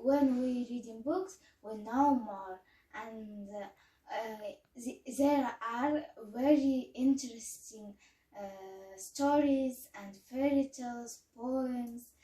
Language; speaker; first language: English; non-native, learner; Kazakh